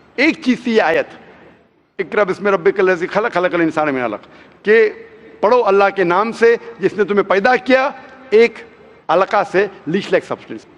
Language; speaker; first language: Hindi; non-native, local second language; Konkani